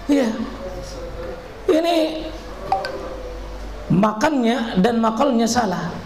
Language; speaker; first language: Indonesian; native; Indonesian